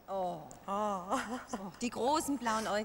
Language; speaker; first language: German; native; German